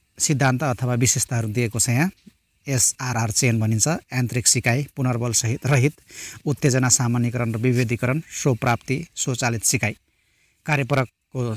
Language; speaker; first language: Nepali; non-native, local second language; Rana Tharu